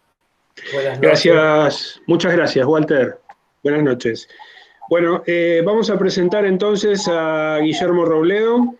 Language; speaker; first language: Spanish; native; Spanish